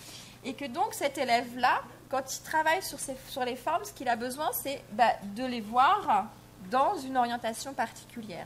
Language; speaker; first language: French; native; French